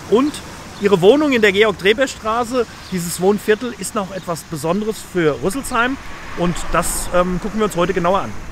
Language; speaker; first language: German; native; German